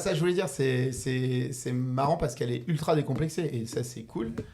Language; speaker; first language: French; native; French